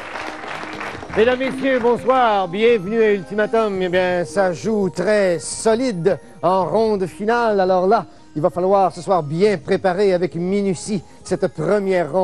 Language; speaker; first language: French; native; French